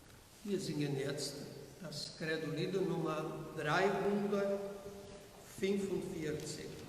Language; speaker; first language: German; non-native, learner; Portuguese